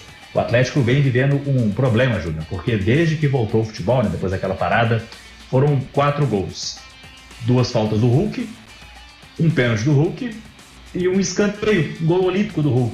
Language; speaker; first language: Portuguese; native; Portuguese